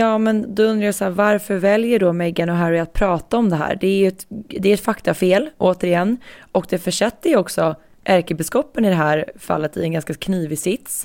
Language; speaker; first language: Swedish; native; Swedish